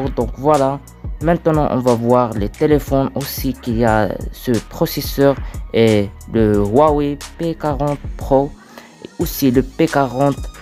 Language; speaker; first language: French; non-native, learner; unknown